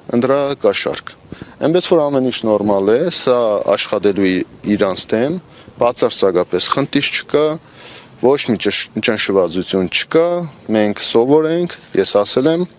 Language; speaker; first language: Armenian; native; Armenian